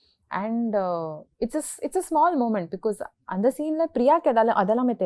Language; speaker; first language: Tamil; non-native, local second language; Kannada